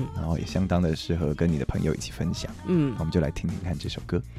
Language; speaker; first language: Chinese; non-native, local second language; Min Nan Chinese